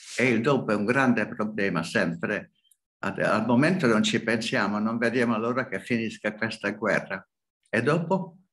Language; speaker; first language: Italian; non-native, fluent; Hungarian